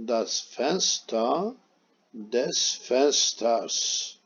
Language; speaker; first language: German; non-native, fluent; Turkish